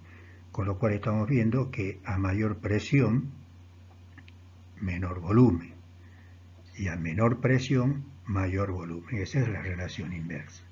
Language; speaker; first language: Spanish; native; Spanish